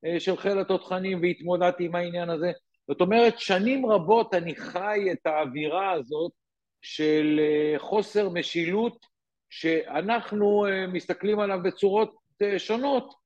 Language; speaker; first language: Hebrew; native; Hebrew